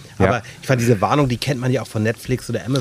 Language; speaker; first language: German; native; German